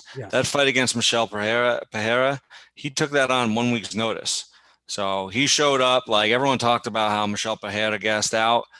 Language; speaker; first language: English; native; English